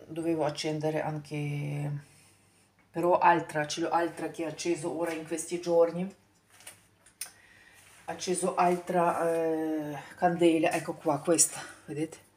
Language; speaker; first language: Italian; non-native, learner; Ukrainian